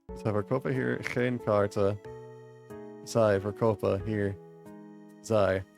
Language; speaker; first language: Dutch; non-native, learner; English